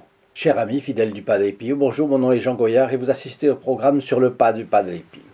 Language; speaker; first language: French; native; French